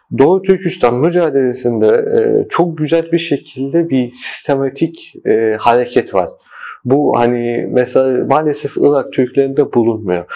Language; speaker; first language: Turkish; early bilingual, heritage; Turkish